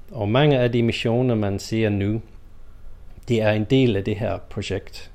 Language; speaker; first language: Danish; non-native, fluent; English